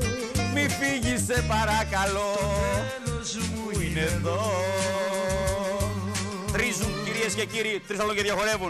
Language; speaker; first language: Greek; native; Greek